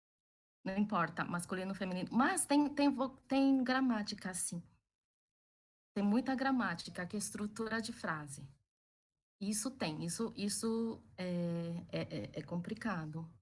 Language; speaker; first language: Portuguese; early bilingual, other home language; Chinese